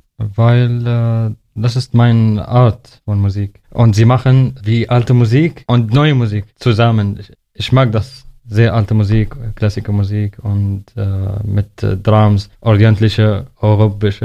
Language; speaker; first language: German; non-native, learner; Arabic